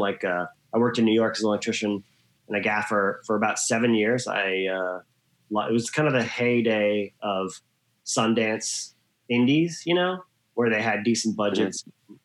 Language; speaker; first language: English; native; English